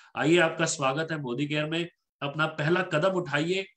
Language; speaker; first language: Hindi; native; Hindi